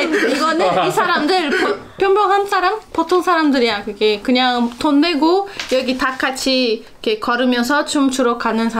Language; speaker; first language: Korean; non-native, learner; Portuguese